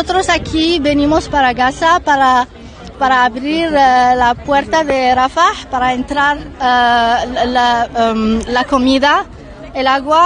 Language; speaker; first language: Spanish; non-native, learner; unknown